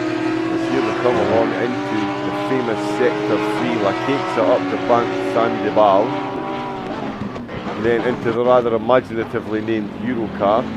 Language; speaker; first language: English; native; English